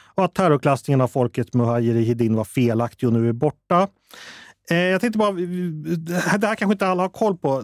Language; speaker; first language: Swedish; native; Swedish